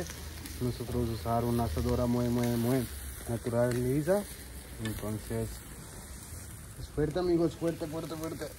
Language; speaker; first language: Spanish; non-native, learner; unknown